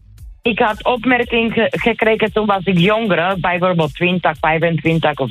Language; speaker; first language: Dutch; non-native, fluent; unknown